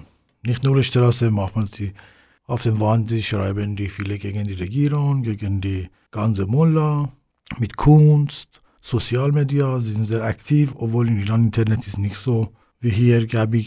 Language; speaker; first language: German; non-native, learner; Persian